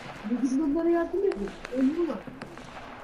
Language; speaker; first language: Turkish; early bilingual, heritage; Turkish